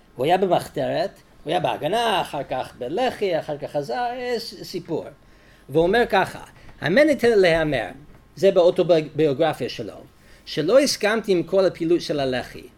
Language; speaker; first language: Hebrew; non-native, fluent; English